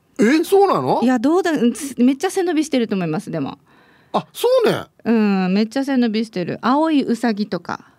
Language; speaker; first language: Japanese; native; Japanese